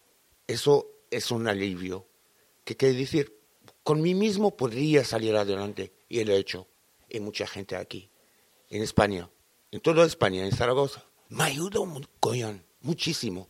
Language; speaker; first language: Spanish; non-native, fluent; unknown